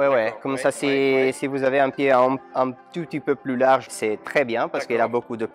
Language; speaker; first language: French; non-native, learner; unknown